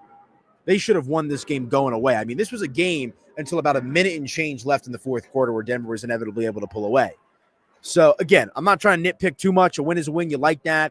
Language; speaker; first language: English; native; English